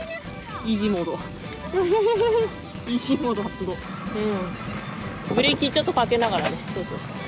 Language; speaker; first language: Japanese; native; Japanese